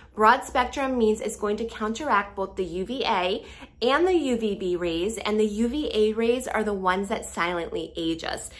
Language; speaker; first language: English; native; English